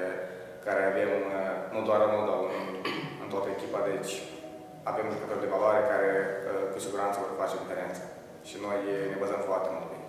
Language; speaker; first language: Romanian; native; Romanian